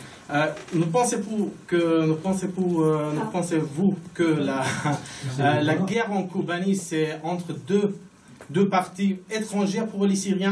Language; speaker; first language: French; non-native, fluent; Arabic